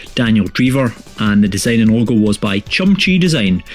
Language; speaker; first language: English; native; English